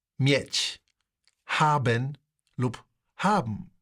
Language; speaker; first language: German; non-native, fluent; Polish